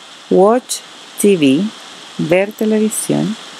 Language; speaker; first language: Spanish; native; Spanish